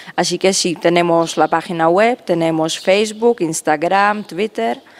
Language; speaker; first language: Spanish; non-native, fluent; Czech